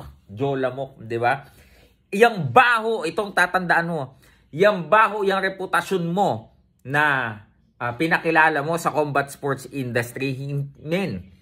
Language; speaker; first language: Filipino; native; Filipino